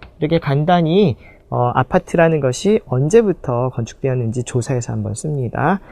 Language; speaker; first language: Korean; native; Korean